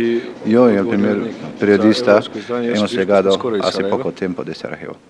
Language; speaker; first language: Spanish; non-native, learner; Bosnian